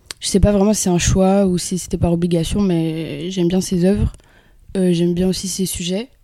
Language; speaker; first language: French; early bilingual, other home language; Kabyle